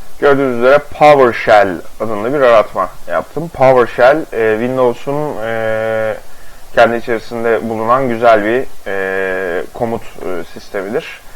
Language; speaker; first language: Turkish; native; Turkish